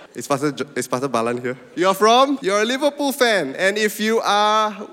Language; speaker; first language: English; non-native, local second language; Min Nan Chinese